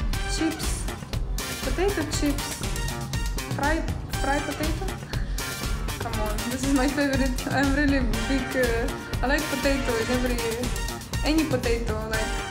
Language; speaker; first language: English; non-native, fluent; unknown